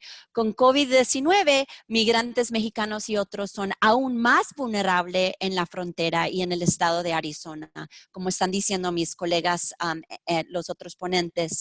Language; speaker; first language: Spanish; early bilingual, heritage; Spanish